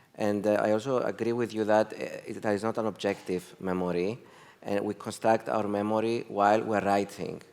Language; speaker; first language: English; non-native, fluent; Greek